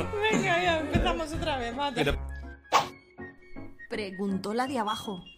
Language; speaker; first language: Spanish; native; Spanish